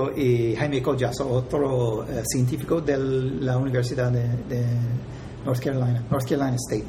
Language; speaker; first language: Spanish; non-native, fluent; English